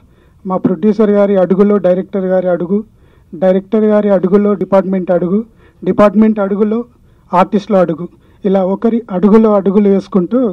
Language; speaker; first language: Telugu; native; Telugu